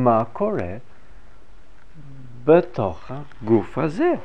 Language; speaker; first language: Hebrew; non-native, fluent; English